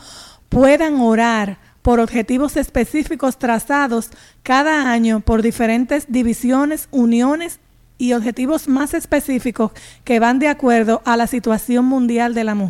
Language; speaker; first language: Spanish; native; Spanish